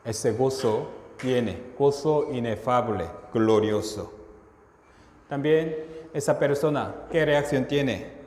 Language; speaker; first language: Spanish; non-native, fluent; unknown